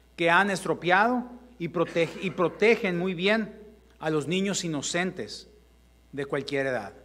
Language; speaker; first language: Spanish; early bilingual, heritage; Spanish